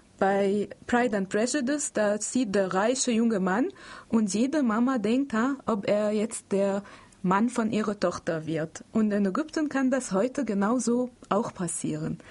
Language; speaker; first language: German; non-native, fluent; Arabic